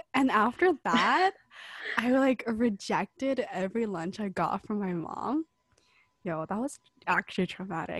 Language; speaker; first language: English; early bilingual, other home language; Cantonese